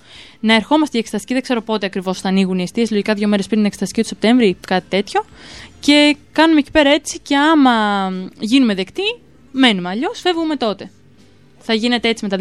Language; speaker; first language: Greek; native; Greek